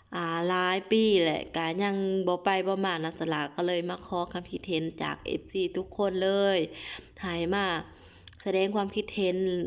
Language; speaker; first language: Lao; non-native, local second language; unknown